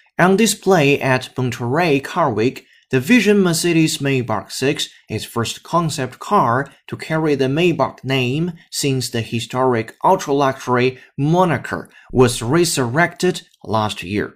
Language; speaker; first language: English; non-native, fluent; Chinese